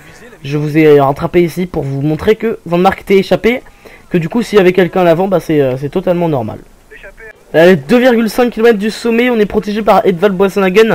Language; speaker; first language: French; native; French